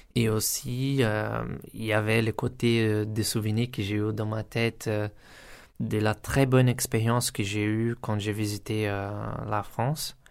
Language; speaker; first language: French; non-native, learner; Portuguese